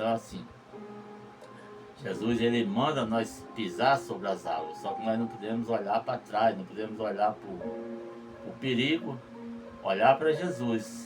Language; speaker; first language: Portuguese; native; Portuguese